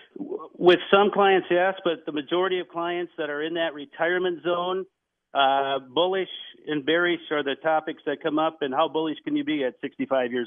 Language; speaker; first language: English; native; English